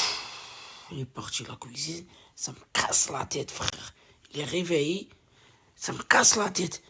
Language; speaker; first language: French; non-native, learner; Arabic